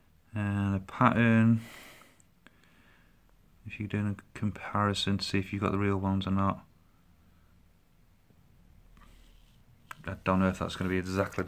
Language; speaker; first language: English; native; English